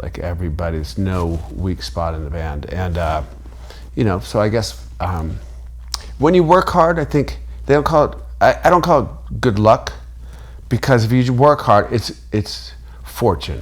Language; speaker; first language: English; native; English